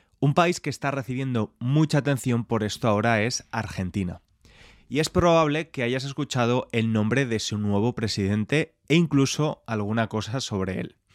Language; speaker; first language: Spanish; native; Spanish